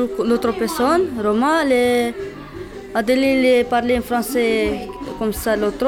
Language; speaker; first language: French; non-native, learner; Romanian